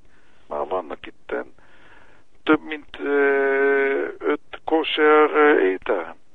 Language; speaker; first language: Hungarian; early bilingual, heritage; Hebrew